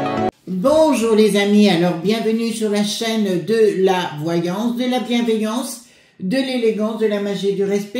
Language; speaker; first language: French; native; French